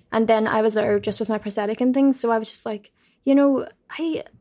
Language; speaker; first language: English; native; English